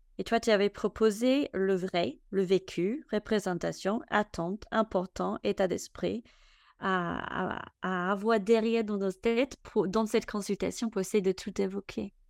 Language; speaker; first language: French; non-native, fluent; English